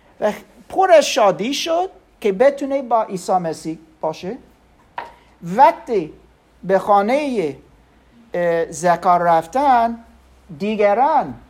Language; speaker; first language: Persian; non-native, learner; German